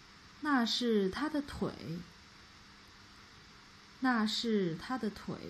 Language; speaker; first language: Chinese; native; Chinese